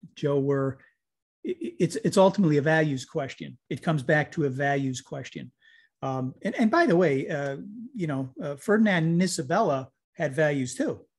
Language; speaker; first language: English; native; English